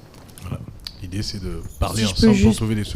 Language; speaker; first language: French; native; French